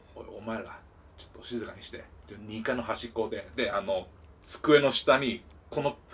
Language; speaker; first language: Japanese; non-native, fluent; Chinese